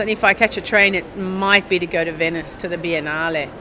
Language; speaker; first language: English; native; English